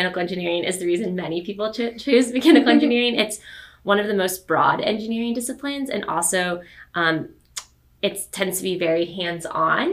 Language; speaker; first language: English; native; English